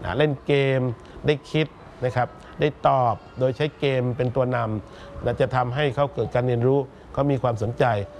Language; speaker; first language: Thai; native; Thai